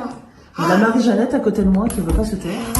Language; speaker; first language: French; native; French